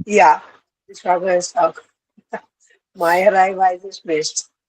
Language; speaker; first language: German; non-native, learner; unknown